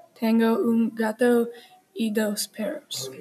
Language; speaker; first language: Spanish; non-native, learner; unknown